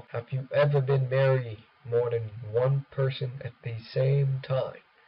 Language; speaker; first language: English; non-native, learner; Vietnamese